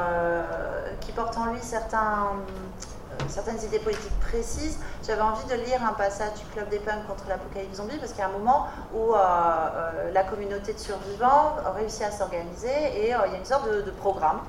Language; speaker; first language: French; native; French